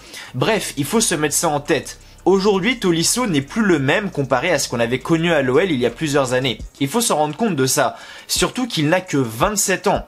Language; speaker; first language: French; native; French